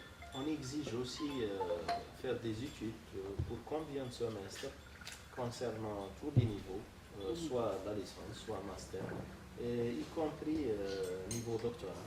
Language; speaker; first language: French; non-native, local second language; Arabic